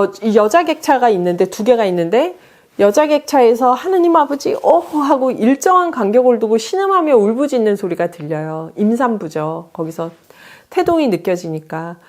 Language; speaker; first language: Korean; native; Korean